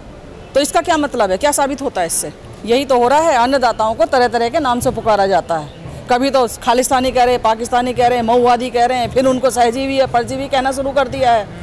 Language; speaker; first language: Hindi; native; Hindi